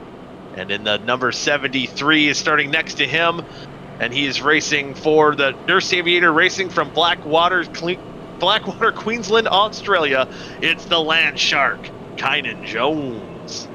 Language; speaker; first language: English; native; English